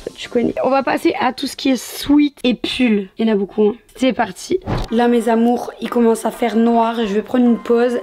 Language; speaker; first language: French; native; French